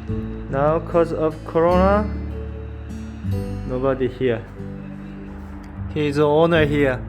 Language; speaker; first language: English; non-native, learner; Korean